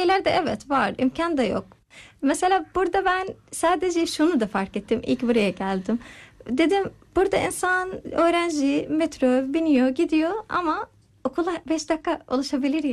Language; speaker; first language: Turkish; non-native, learner; Arabic